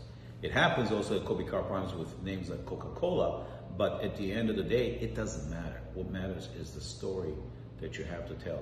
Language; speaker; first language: English; native; English